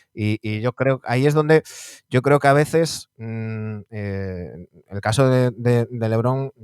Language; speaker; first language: Spanish; native; Spanish